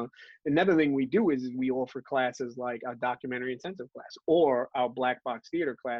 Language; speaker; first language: English; native; English